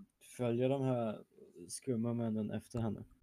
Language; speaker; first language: Swedish; non-native, fluent; German